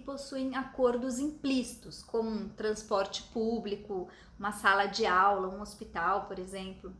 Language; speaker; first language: Portuguese; native; Portuguese